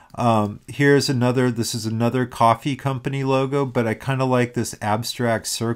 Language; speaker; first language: English; native; English